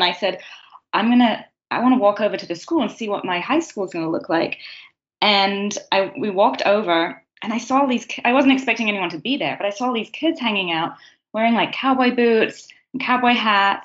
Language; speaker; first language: English; native; English